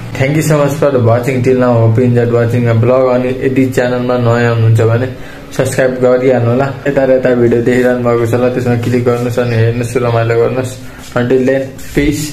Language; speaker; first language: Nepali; native; Nepali